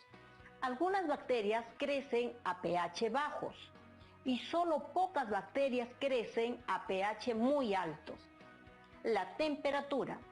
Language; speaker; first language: Spanish; native; Spanish